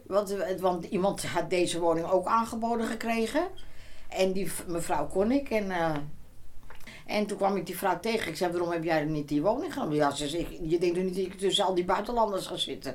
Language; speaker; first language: Dutch; native; Dutch